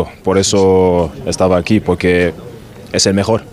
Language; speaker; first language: Spanish; non-native, learner; German